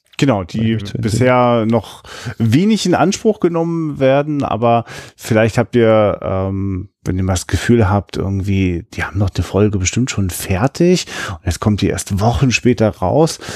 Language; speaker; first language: German; native; German